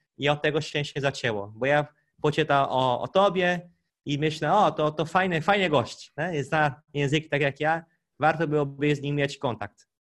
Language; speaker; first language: Polish; non-native, fluent; Portuguese